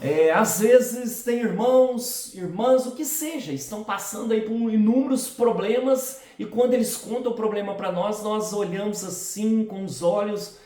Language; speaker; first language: Portuguese; native; Portuguese